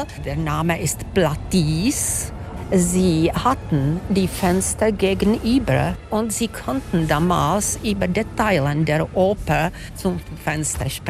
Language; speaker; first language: German; non-native, fluent; Czech